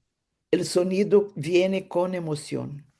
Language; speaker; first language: Spanish; non-native, fluent; Portuguese